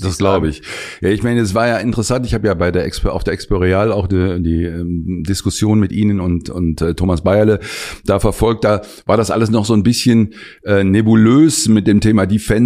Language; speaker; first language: German; native; German